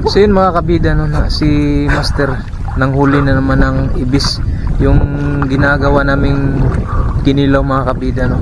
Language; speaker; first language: Filipino; non-native, local second language; Cebuano